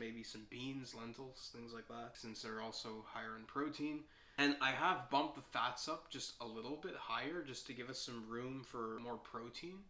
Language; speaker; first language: English; native; English